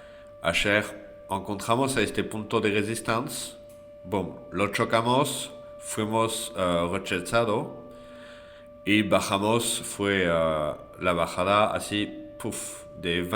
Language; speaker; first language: Spanish; non-native, fluent; French